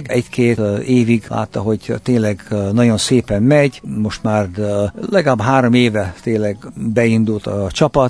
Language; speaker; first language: Hungarian; early bilingual, heritage; Hungarian